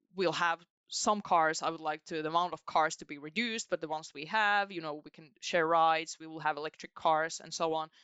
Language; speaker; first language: English; non-native, fluent; Finnish